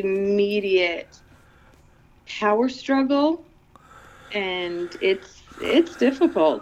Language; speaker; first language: English; non-native, local second language; Filipino